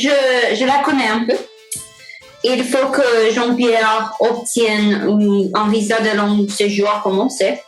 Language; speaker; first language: French; non-native, fluent; English